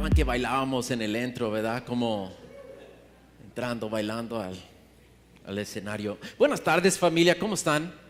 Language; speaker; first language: Spanish; early bilingual, heritage; Spanish